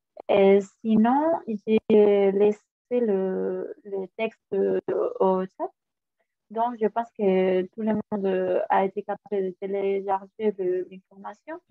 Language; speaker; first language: French; non-native, fluent; Spanish